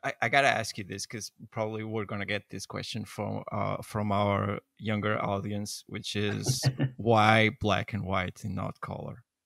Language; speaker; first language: English; non-native, fluent; Portuguese